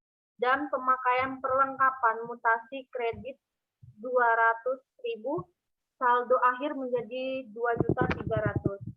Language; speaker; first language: Indonesian; native; Indonesian